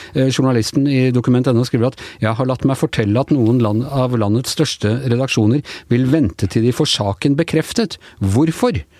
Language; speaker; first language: Norwegian; native; Norwegian